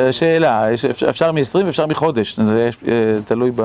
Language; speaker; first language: Hebrew; native; Hebrew